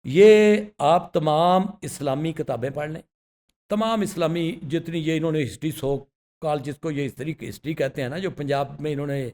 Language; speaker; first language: Urdu; non-native, local second language; Punjabi